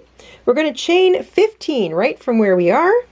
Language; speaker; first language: English; native; English